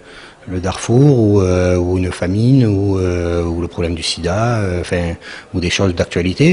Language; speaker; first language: French; native; French